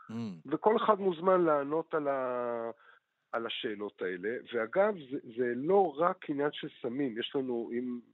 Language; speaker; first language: Hebrew; native; Hebrew